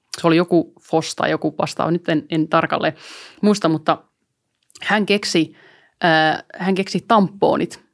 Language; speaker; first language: Finnish; early bilingual, other home language; Albanian